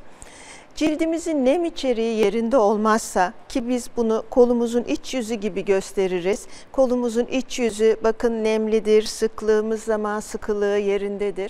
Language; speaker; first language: Turkish; native; Turkish